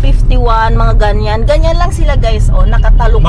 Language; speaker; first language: Filipino; native; Filipino